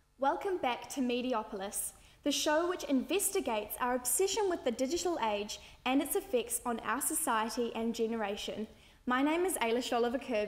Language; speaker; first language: English; native; English